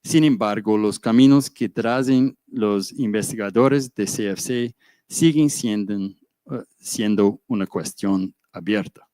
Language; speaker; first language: Spanish; non-native, fluent; English